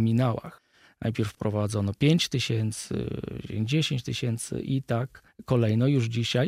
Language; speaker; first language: Polish; native; Polish